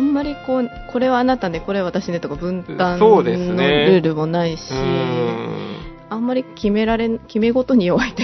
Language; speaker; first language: Japanese; native; Japanese